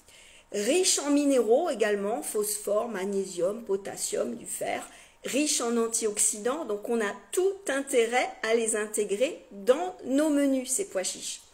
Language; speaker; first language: French; native; French